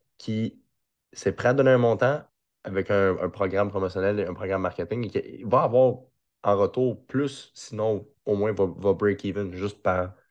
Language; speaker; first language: French; native; French